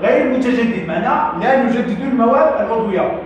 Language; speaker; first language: Arabic; native; Arabic